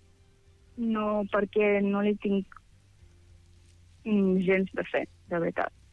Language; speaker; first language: Catalan; non-native, fluent; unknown